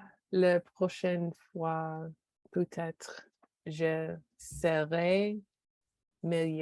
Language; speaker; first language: French; non-native, learner; English